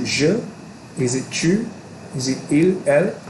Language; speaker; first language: French; non-native, fluent; Malay